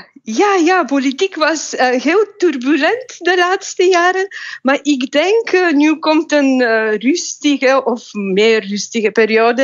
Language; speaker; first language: Dutch; non-native, fluent; Bulgarian